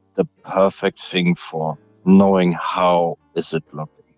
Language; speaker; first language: English; non-native, fluent; German